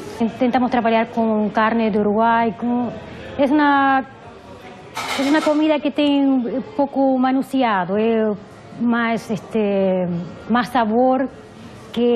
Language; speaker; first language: Portuguese; non-native, fluent; Spanish